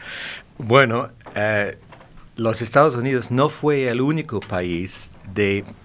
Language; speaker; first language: Spanish; non-native, fluent; English